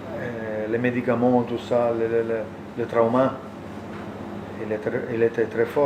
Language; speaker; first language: French; non-native, learner; Italian